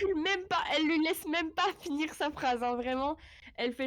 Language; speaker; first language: French; native; French